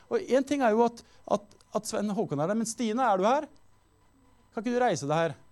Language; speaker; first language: Norwegian; native; Norwegian